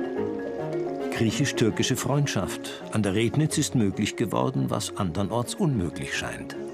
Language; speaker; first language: German; native; German